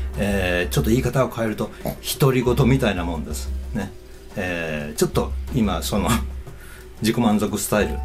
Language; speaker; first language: Japanese; native; Japanese